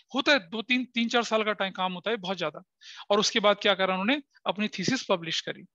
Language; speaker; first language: Hindi; native; Hindi